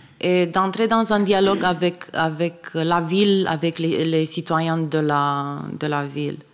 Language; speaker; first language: French; non-native, fluent; Romanian